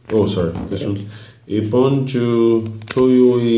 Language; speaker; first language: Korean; non-native, learner; English